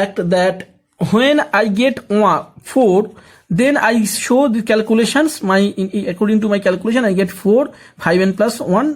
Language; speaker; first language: English; non-native, local second language; Bangla